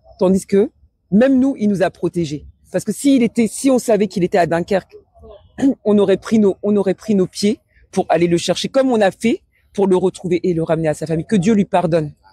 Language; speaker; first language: French; early bilingual, other home language; Wolof